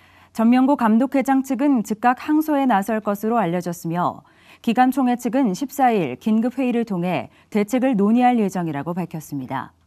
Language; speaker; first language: Korean; native; Korean